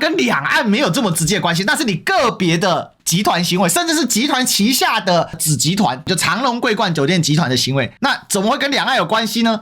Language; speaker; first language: Chinese; native; Chinese